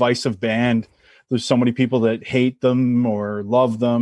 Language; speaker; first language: English; native; English